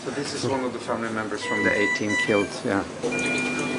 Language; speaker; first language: English; non-native, fluent; Norwegian